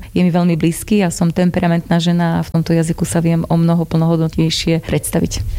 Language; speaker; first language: Slovak; native; Slovak